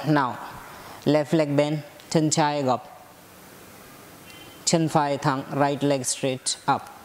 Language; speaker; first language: Vietnamese; non-native, learner; Hindi